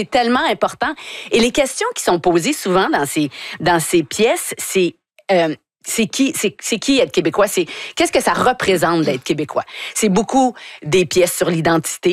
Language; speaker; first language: French; native; French